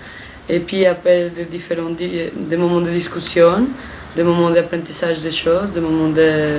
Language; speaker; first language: French; non-native, fluent; Spanish